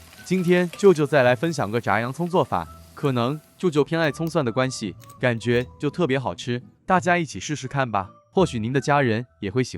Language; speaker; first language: Chinese; native; Chinese